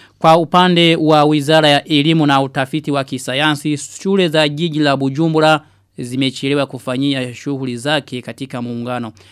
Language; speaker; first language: Swahili; non-native, local second language; Rundi